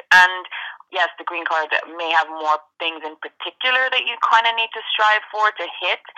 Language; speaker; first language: English; native; English